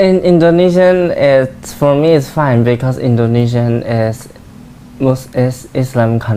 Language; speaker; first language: English; non-native, learner; Chinese